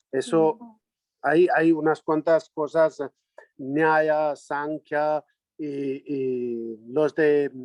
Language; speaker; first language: Spanish; non-native, learner; Nepali